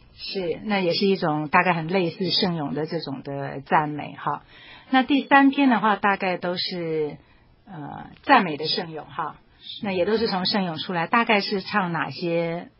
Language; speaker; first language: Chinese; native; Chinese